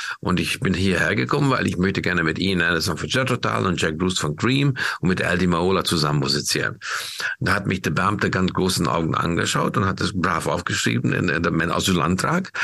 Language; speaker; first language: German; non-native, fluent; Hungarian